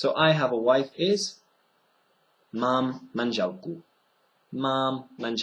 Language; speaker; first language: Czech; non-native, fluent; English